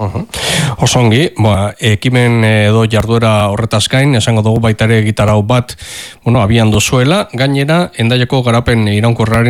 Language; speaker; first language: Basque; native; Basque